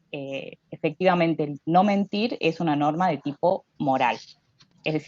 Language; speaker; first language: Spanish; native; Spanish